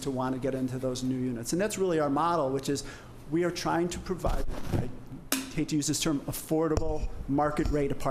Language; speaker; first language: English; native; English